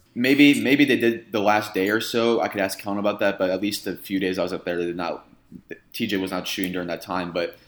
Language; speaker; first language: English; native; English